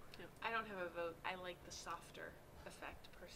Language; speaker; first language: English; native; English